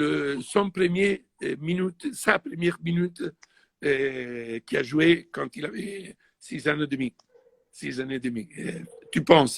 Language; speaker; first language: French; non-native, fluent; Italian